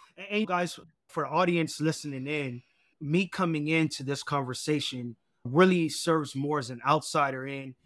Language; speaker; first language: English; native; English